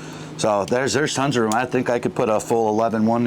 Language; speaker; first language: English; native; English